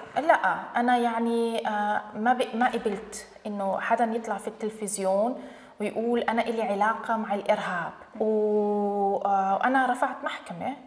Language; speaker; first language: Arabic; early bilingual, heritage; Arabic